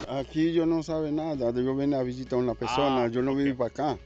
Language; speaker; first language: Spanish; non-native, learner; Haitian Creole